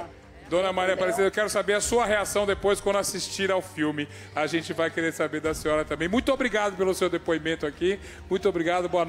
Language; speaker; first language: Portuguese; native; Portuguese